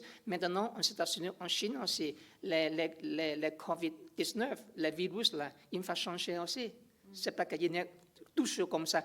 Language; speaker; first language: French; non-native, learner; English